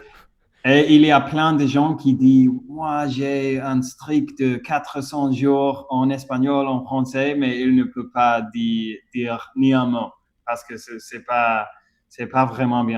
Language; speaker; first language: French; non-native, fluent; English